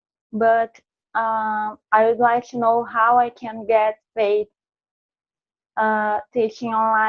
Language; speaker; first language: English; non-native, fluent; Portuguese